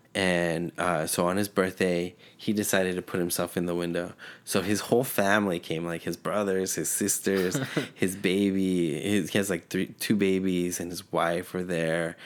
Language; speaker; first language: English; early bilingual, other home language; Spanish